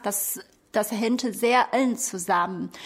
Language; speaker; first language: German; non-native, fluent; Chinese